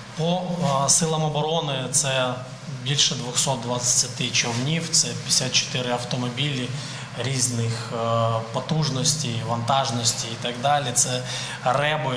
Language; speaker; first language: Ukrainian; native; Ukrainian